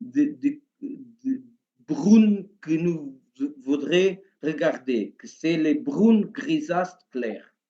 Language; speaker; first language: French; non-native, learner; Portuguese